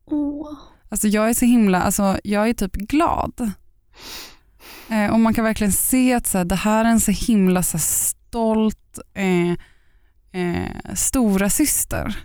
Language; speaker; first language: Swedish; native; Swedish